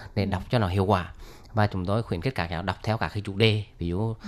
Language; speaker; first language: Vietnamese; native; Vietnamese